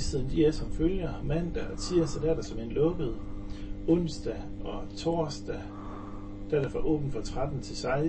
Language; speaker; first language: Danish; native; Danish